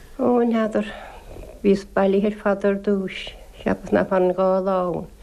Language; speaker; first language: Irish; native; Irish